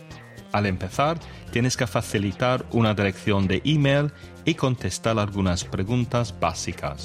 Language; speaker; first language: Spanish; non-native, fluent; English